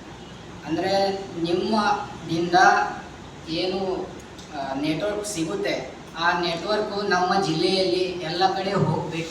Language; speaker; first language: Kannada; non-native, local second language; Marathi